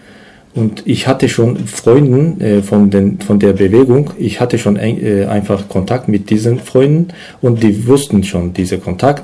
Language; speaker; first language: German; non-native, learner; Turkish